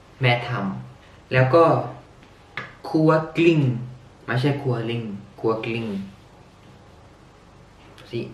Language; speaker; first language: Thai; early bilingual, heritage; Thai